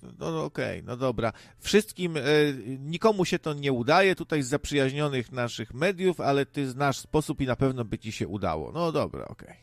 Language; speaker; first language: Polish; native; Polish